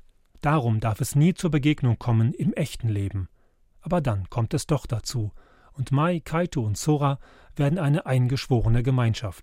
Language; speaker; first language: German; native; German